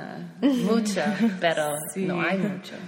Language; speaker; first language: Spanish; non-native, learner; English